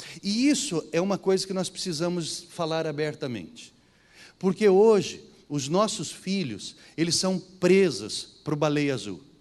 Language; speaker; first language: Portuguese; native; Portuguese